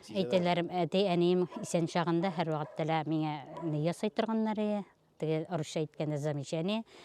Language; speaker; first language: Tatar; non-native, local second language; Bashkir